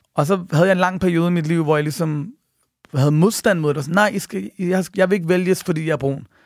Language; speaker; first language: Danish; early bilingual, other home language; Persian